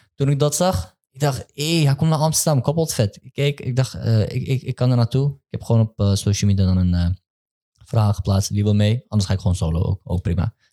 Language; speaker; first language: Dutch; early bilingual, other home language; Turkish